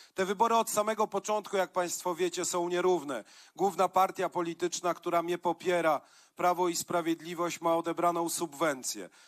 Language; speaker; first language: Polish; native; Polish